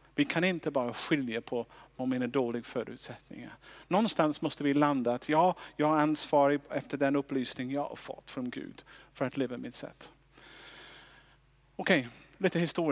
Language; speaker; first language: Swedish; non-native, fluent; English